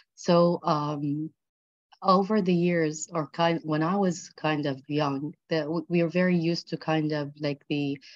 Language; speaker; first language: English; early bilingual, other home language; Arabic